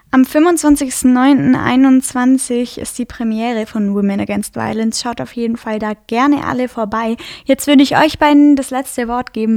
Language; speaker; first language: German; native; German